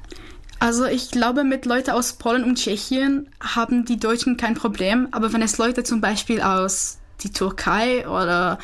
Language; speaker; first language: German; non-native, learner; Czech